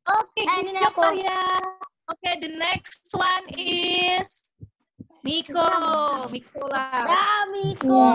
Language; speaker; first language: English; non-native, learner; Indonesian